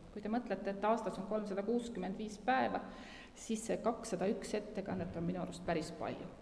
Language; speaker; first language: Estonian; native; Estonian